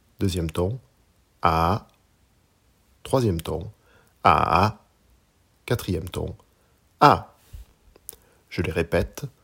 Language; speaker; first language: French; native; French